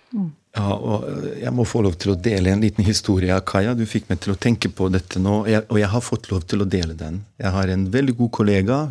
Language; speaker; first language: Norwegian; non-native, fluent; Bosnian